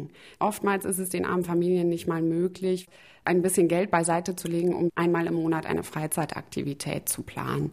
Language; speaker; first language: German; native; German